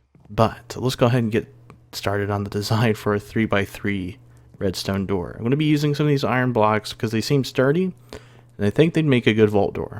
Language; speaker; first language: English; native; English